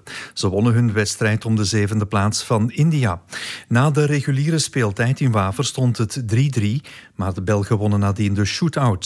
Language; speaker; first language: Dutch; native; Dutch